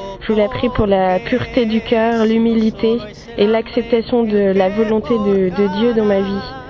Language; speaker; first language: French; native; French